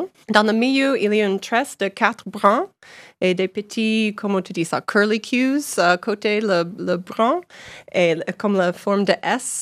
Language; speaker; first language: French; non-native, learner; English